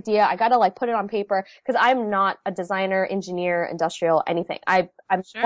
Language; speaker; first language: English; early bilingual, other home language; Vietnamese